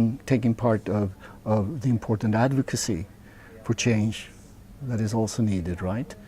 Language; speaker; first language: English; non-native, fluent; Swedish